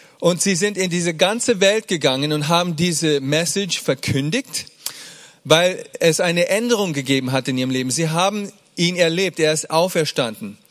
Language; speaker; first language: German; early bilingual, other home language; English